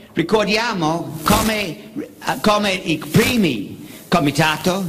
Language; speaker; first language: Italian; non-native, learner; English